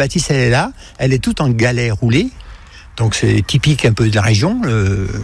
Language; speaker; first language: French; native; French